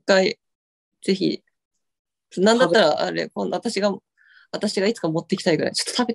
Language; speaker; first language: Japanese; native; Japanese